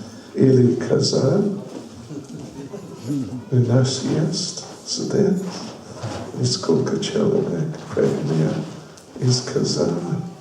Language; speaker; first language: Russian; non-native, learner; English